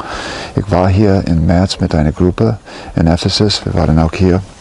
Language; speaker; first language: German; non-native, fluent; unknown